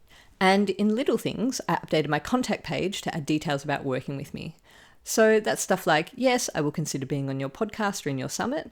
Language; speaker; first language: English; native; English